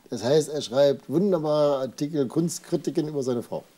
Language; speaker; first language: German; native; German